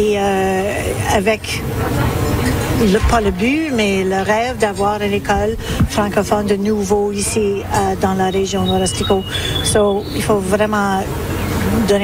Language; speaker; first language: French; native; French